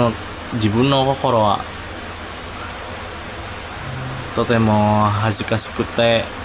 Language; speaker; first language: Japanese; non-native, learner; Indonesian